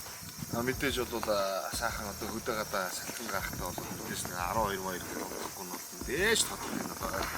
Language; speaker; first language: Mongolian; native; Mongolian